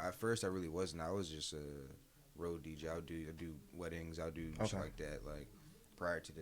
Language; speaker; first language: English; native; English